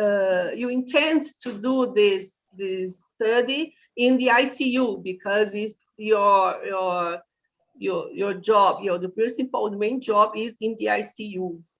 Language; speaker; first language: English; non-native, fluent; Portuguese